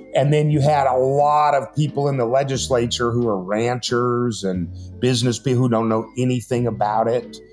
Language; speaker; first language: English; native; English